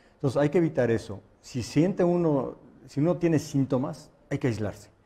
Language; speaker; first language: Spanish; native; Spanish